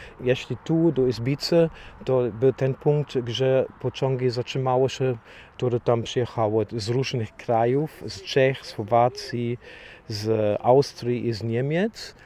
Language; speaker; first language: Polish; non-native, fluent; German